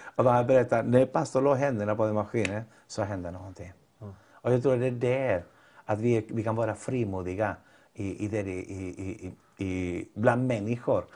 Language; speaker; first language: Swedish; non-native, fluent; Spanish